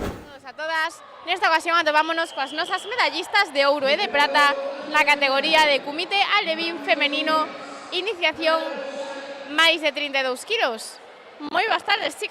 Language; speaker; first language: Galician; native; Galician